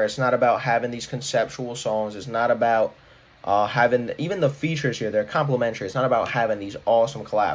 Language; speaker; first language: English; native; English